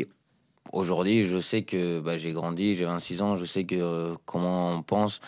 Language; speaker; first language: French; non-native, fluent; Persian